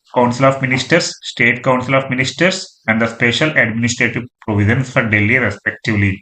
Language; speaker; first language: English; non-native, local second language; Telugu